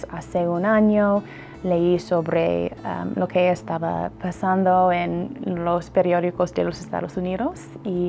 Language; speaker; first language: Spanish; non-native, fluent; English